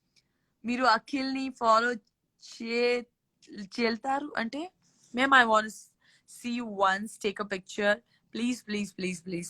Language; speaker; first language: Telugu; non-native, learner; Gujarati